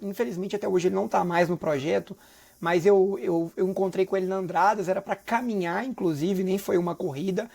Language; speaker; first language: Portuguese; native; Portuguese